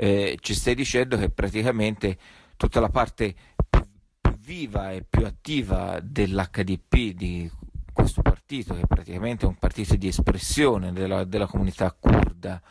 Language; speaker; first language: Italian; native; Italian